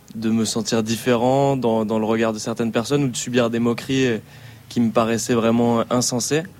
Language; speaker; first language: French; native; French